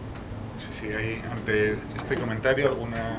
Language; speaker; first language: Spanish; native; Spanish